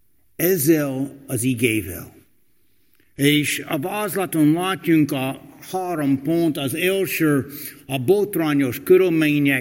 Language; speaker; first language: Hungarian; non-native, fluent; English